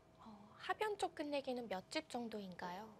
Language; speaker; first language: Korean; native; Korean